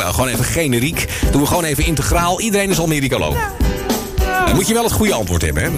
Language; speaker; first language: Dutch; native; Dutch